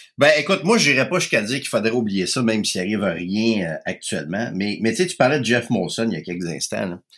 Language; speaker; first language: French; native; French